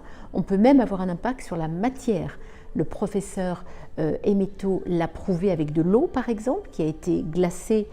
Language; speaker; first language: French; native; French